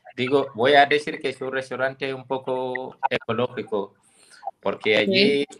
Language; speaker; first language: Spanish; non-native, fluent; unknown